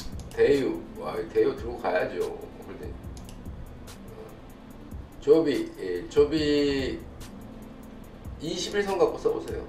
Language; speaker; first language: Korean; native; Korean